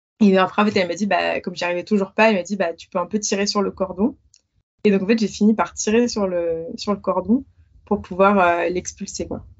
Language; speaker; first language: French; native; French